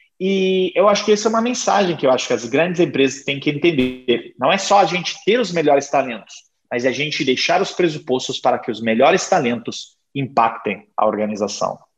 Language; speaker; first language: Portuguese; non-native, fluent; Italian